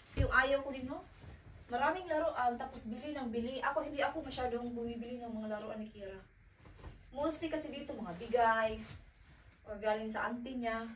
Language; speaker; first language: Filipino; non-native, local second language; Cebuano